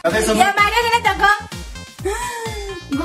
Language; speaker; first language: Italian; non-native, learner; Spanish